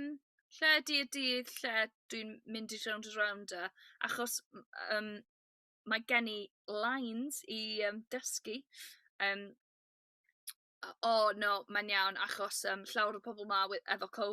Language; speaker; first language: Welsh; non-native, learner; English